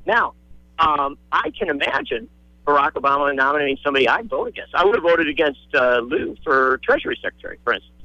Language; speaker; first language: English; native; English